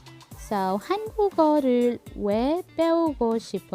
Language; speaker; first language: Korean; non-native, learner; Filipino